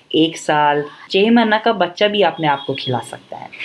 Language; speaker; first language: Hindi; non-native, fluent; English